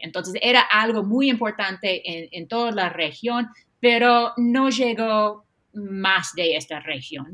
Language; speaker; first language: Spanish; non-native, fluent; English